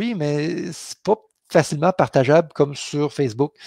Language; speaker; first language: French; native; French